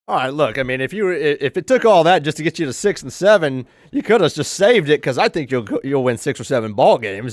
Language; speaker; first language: English; native; English